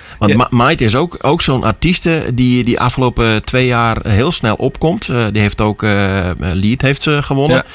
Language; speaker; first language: Dutch; native; Dutch